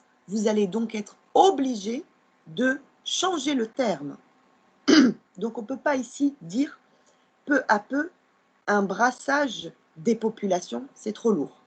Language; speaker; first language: French; non-native, local second language; Arabic